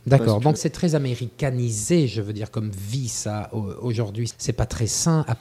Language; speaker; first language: French; native; French